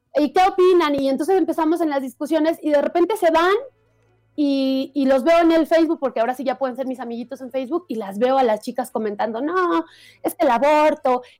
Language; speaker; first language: Spanish; native; Spanish